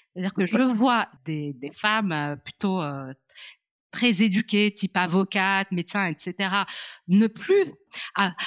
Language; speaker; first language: French; non-native, local second language; Arabic